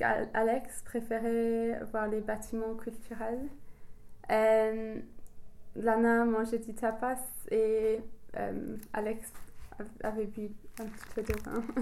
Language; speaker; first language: French; non-native, learner; English